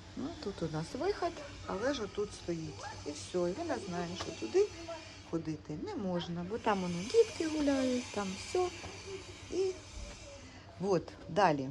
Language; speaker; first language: Ukrainian; native; Ukrainian